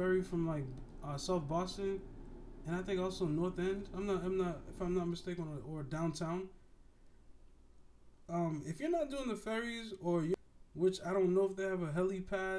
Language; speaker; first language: English; native; English